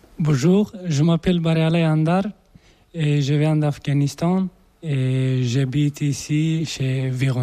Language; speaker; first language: French; non-native, learner; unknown